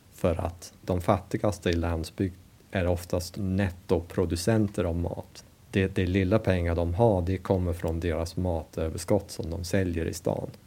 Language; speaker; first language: Swedish; non-native, fluent; English